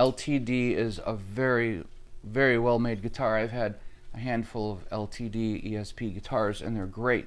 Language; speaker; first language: English; native; English